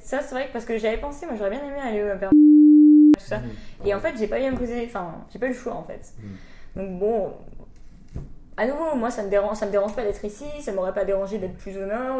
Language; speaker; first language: French; native; French